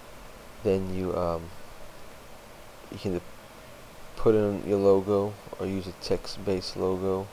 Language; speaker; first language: English; native; English